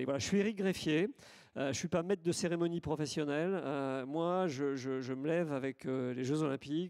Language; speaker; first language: French; native; French